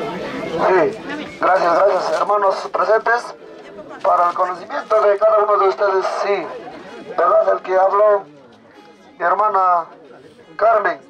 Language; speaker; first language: Spanish; native; Spanish